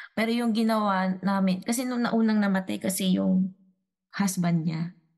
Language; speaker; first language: Filipino; non-native, local second language; Cebuano